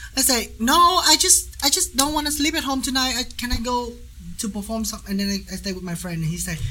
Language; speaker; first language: English; non-native, learner; Vietnamese